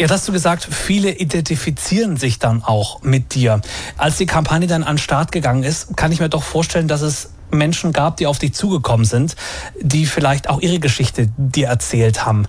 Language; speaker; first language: German; native; German